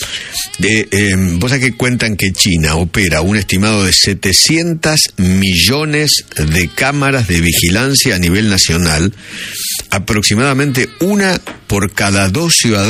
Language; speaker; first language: Spanish; native; Spanish